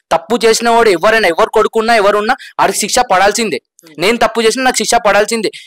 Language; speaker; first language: Telugu; non-native, local second language; Urdu